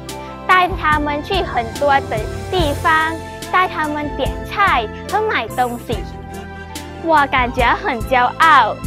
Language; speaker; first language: Chinese; non-native, learner; Thai